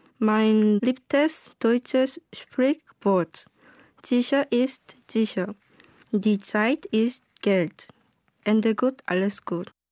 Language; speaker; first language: German; non-native, learner; Korean